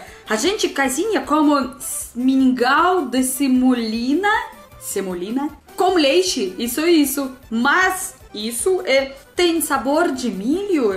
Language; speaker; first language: Portuguese; non-native, learner; Russian